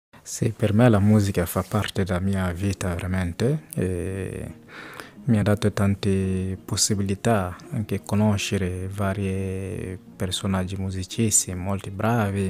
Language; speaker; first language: Italian; non-native, fluent; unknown